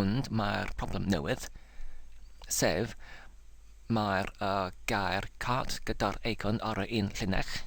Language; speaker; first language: Welsh; non-native, learner; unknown